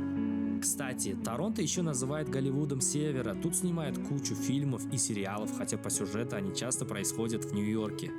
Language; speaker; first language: Russian; native; Russian